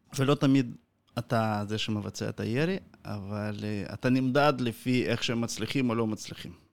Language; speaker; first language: Hebrew; non-native, fluent; Russian